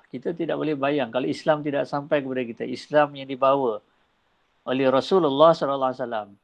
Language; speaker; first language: Malay; native; Malay